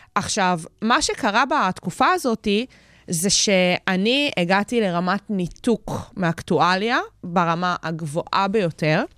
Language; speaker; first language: Hebrew; native; Hebrew